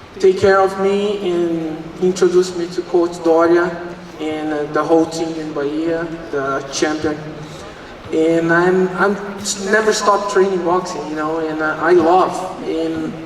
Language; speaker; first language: English; non-native, learner; Portuguese